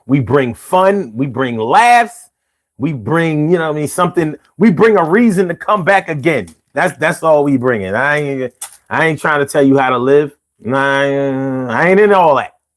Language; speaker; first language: English; native; English